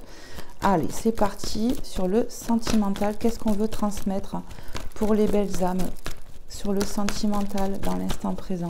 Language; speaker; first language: French; native; French